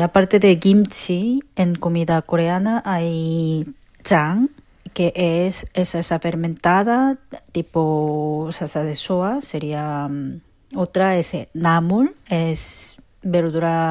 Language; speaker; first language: Spanish; non-native, fluent; Korean